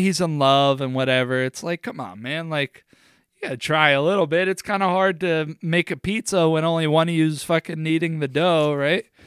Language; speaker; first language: English; native; English